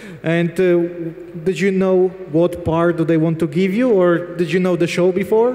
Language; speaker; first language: English; non-native, fluent; Polish